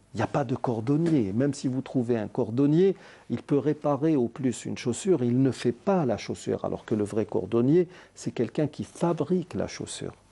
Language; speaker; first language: French; non-native, local second language; Arabic